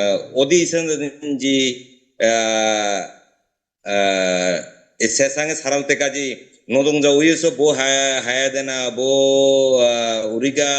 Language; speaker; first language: Korean; non-native, learner; Bangla